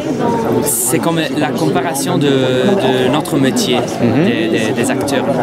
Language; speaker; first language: French; non-native, fluent; Italian